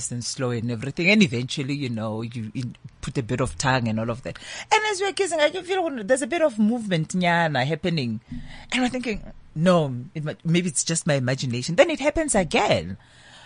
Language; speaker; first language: English; non-native, local second language; Northern Sotho